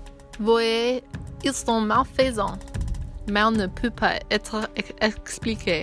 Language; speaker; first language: French; non-native, learner; English